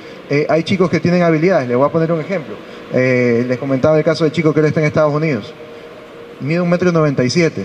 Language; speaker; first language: Spanish; native; Spanish